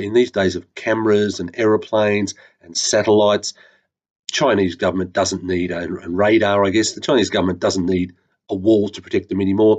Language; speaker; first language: English; native; English